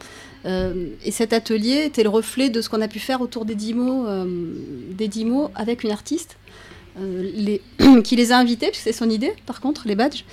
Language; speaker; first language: French; native; French